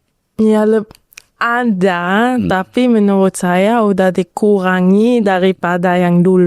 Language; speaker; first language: Indonesian; early bilingual, heritage; Indonesian